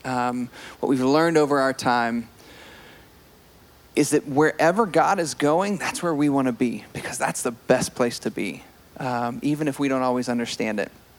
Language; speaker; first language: English; native; English